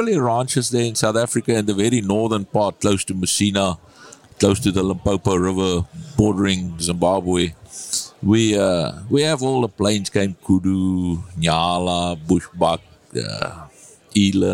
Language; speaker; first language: English; non-native, local second language; Afrikaans